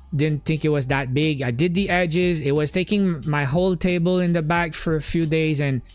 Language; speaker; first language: English; native; English